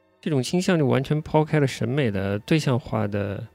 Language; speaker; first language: Chinese; native; Chinese